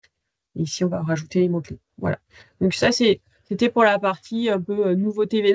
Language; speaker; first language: French; native; French